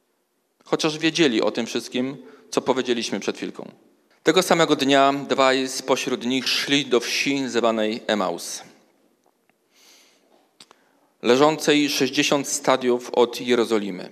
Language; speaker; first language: Polish; native; Polish